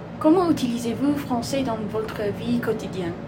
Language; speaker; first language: French; non-native, learner; English